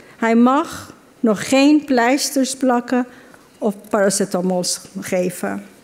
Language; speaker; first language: Dutch; non-native, fluent; Persian